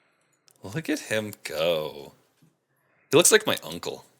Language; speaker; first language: English; native; English